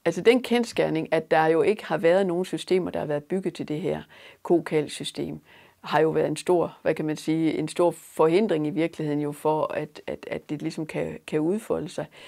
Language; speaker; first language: Danish; native; Danish